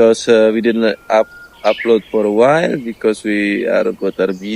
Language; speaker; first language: English; non-native, learner; Indonesian